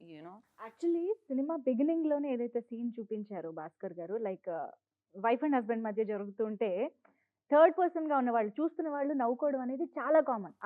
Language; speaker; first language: Telugu; native; Telugu